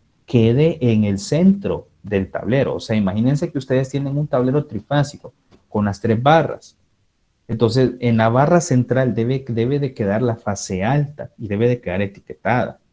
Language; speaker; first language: Spanish; native; Spanish